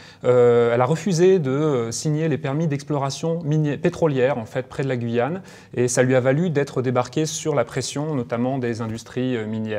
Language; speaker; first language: French; native; French